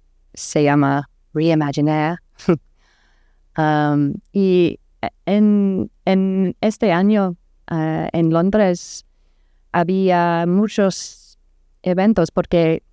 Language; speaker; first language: Spanish; non-native, learner; English